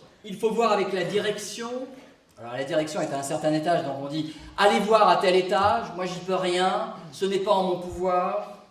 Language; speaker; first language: French; native; French